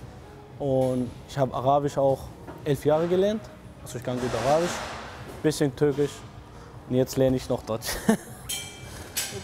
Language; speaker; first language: German; native; German